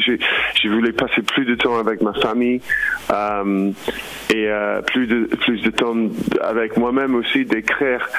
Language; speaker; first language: French; non-native, learner; English